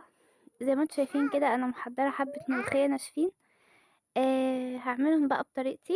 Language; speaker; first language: Arabic; native; Arabic